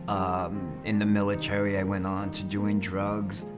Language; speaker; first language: English; native; English